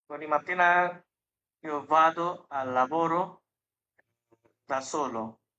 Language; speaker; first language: Italian; non-native, learner; Bangla